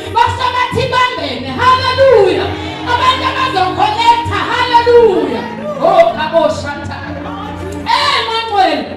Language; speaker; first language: Zulu; native; Zulu